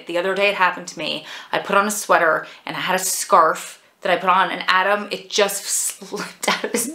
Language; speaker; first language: English; native; English